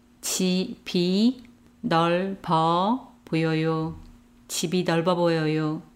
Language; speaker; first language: Korean; non-native, fluent; Chinese